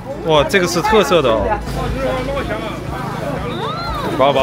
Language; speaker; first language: Chinese; native; Chinese